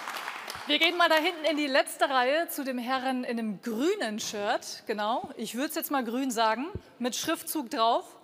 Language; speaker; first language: German; native; German